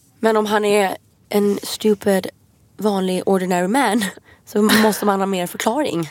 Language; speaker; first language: Swedish; native; Swedish